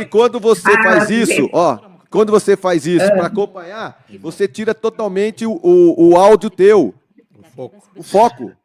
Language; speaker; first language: Portuguese; native; Portuguese